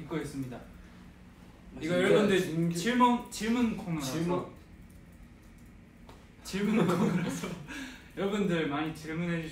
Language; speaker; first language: Korean; non-native, fluent; Japanese